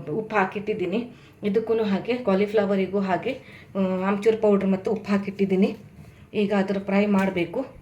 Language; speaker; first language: Kannada; non-native, local second language; Konkani